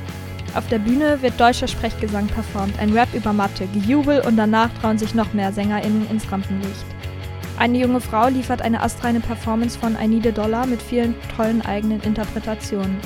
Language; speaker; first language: German; native; German